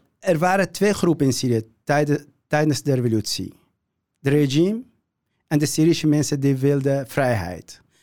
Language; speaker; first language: Dutch; non-native, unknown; Kurdish